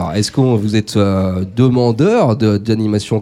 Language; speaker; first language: French; native; French